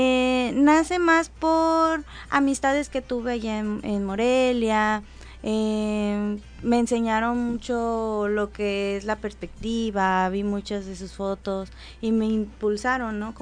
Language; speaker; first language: Spanish; native; Spanish